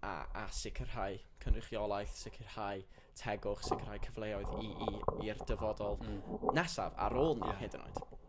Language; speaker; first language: Welsh; native; Welsh